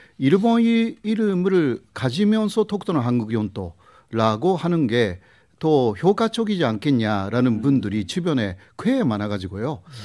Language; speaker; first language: Korean; non-native, fluent; Japanese